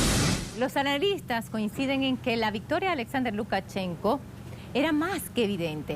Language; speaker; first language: Spanish; native; Spanish